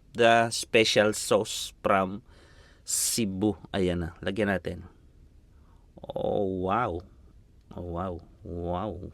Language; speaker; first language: Filipino; native; Filipino